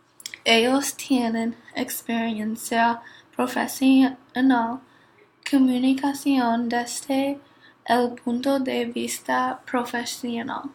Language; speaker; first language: Spanish; non-native, learner; English